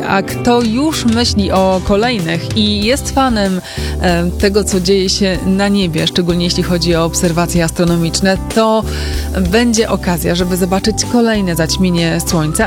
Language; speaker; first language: Polish; native; Polish